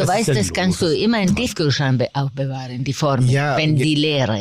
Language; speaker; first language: German; non-native, fluent; Spanish